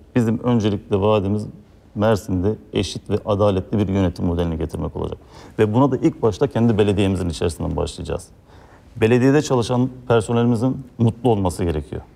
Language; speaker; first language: Turkish; native; Turkish